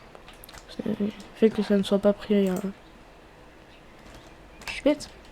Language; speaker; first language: French; native; French